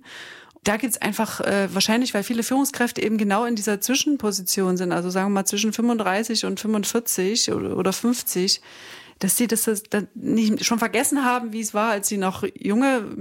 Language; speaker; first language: German; native; German